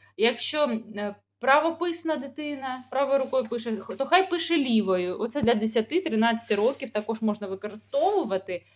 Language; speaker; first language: Ukrainian; non-native, local second language; Russian